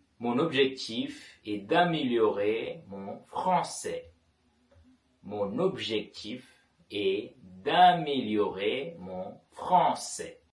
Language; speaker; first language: French; non-native, fluent; Tamil